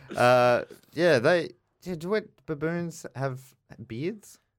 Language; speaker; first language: English; early bilingual, other home language; German